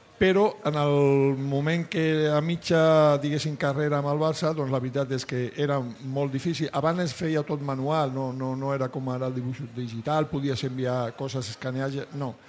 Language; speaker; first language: Catalan; non-native, local second language; Spanish